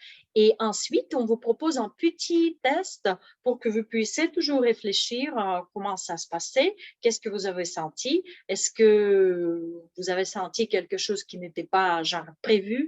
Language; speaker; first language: French; non-native, fluent; Russian